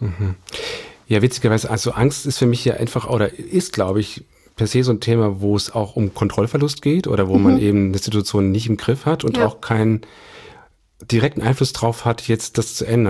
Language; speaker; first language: German; native; German